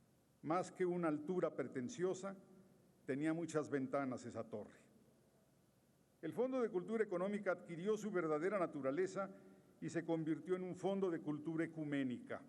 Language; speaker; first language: Spanish; native; Spanish